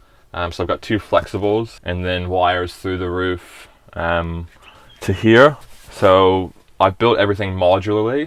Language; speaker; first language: English; early bilingual, other home language; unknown